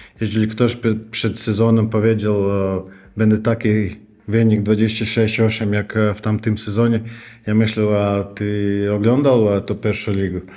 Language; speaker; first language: Polish; non-native, learner; Russian